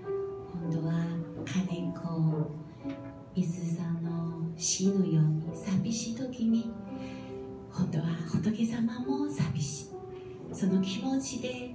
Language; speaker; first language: Japanese; non-native, learner; Chinese